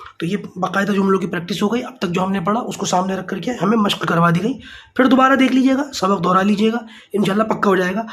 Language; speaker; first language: Urdu; native; Urdu